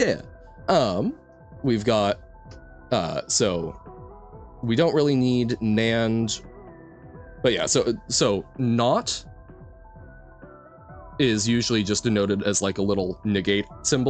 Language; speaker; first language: English; native; English